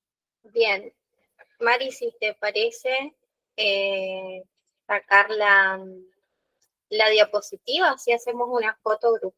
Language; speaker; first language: Spanish; native; Spanish